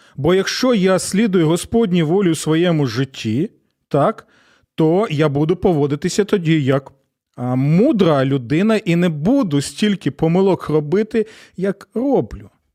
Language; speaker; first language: Ukrainian; native; Ukrainian